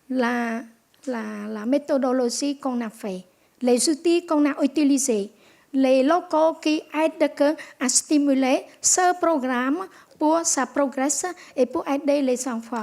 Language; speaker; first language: French; non-native, local second language; Khmer